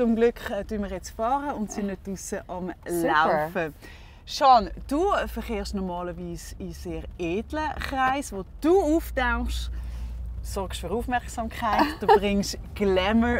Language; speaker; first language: German; native; German